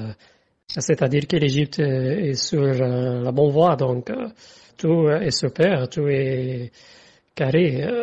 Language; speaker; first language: French; non-native, fluent; Arabic